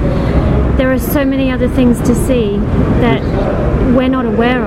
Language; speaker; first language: English; native; English